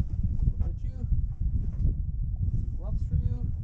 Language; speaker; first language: English; native; English